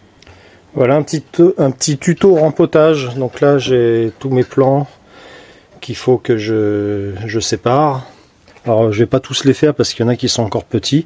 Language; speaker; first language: French; native; French